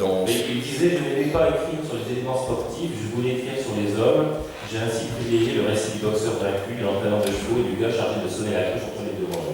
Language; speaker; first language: French; native; French